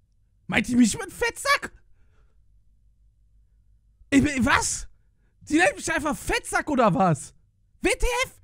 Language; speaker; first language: German; native; German